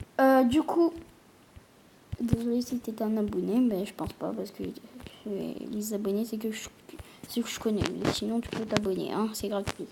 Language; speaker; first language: French; native; French